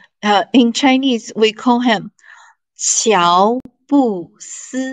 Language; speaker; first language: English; non-native, fluent; Chinese